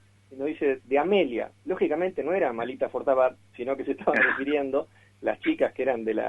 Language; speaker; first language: Spanish; native; Spanish